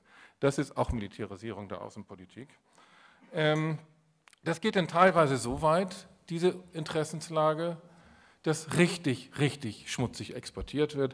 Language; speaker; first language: German; native; German